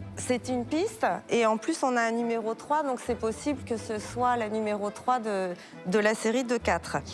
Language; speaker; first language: French; native; French